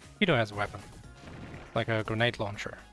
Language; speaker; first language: English; native; English